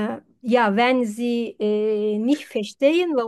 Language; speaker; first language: German; non-native, fluent; Turkish